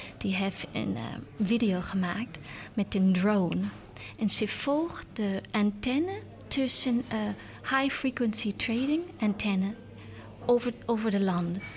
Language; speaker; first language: Dutch; non-native, learner; English